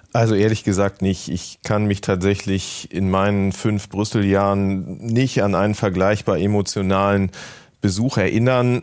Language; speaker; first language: German; native; German